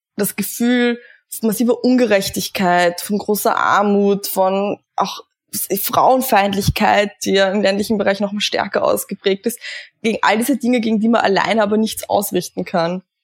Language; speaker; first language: German; native; German